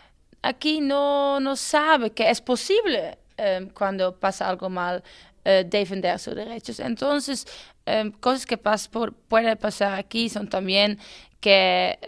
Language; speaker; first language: Spanish; non-native, fluent; Dutch